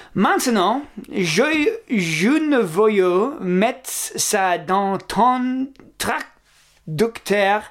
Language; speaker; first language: French; non-native, learner; English